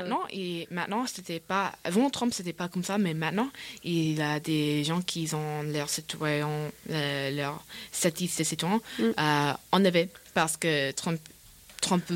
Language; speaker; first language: French; non-native, learner; English